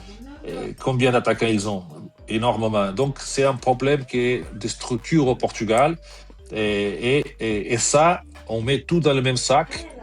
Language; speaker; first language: French; non-native, fluent; Portuguese